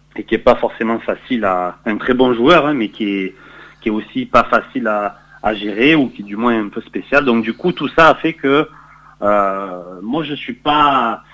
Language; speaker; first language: French; native; French